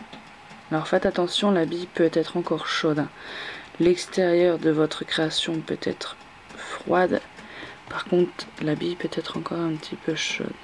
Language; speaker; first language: French; native; French